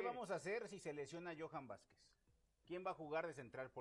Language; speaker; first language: Spanish; native; Spanish